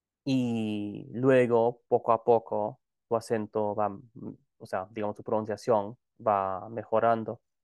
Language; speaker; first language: Spanish; non-native, fluent; Gujarati